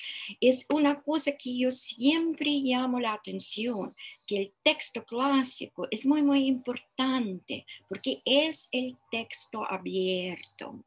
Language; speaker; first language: Spanish; non-native, fluent; Russian